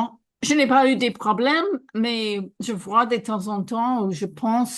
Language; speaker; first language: French; non-native, fluent; English